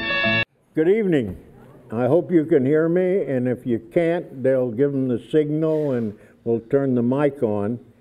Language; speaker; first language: English; native; English